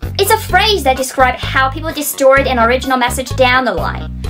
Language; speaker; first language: English; non-native, fluent; Chinese